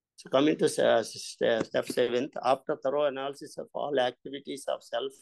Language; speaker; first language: English; non-native, local second language; Telugu